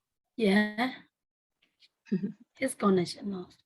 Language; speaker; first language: English; non-native, learner; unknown